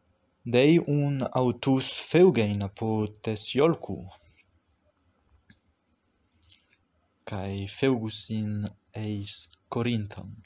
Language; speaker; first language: Greek; non-native, fluent; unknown